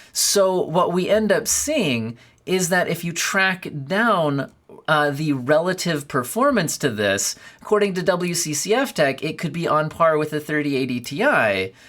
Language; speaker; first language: English; native; English